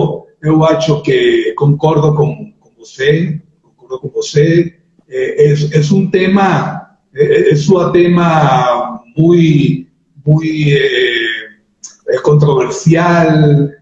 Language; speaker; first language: Portuguese; non-native, learner; Spanish